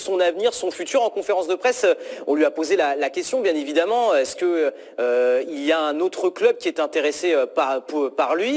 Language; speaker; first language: French; native; French